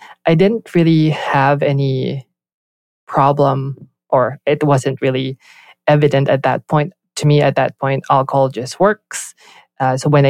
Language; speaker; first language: English; non-native, local second language; Filipino